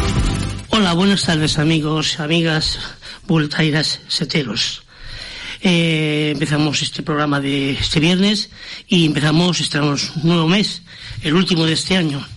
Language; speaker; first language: Spanish; native; Spanish